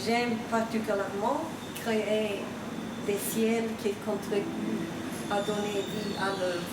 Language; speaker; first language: French; non-native, fluent; Swedish